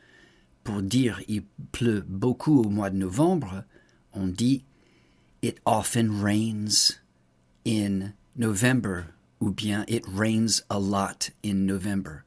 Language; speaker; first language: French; non-native, fluent; English